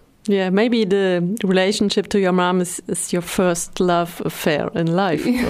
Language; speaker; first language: English; non-native, fluent; German